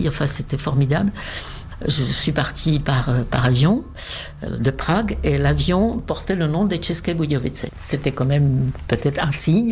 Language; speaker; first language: French; non-native, fluent; Czech